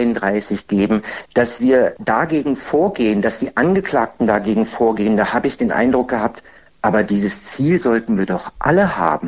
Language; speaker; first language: German; native; German